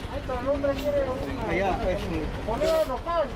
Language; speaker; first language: Spanish; native; Spanish